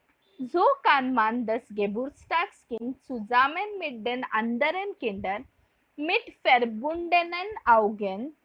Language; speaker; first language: German; non-native, fluent; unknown